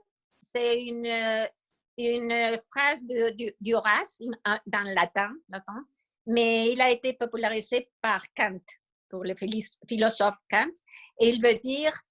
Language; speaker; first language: French; non-native, fluent; Spanish